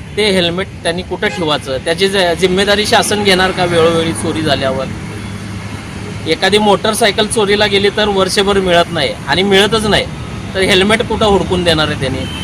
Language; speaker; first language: Marathi; native; Marathi